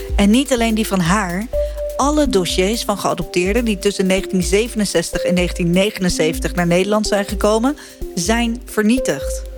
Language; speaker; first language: Dutch; native; Dutch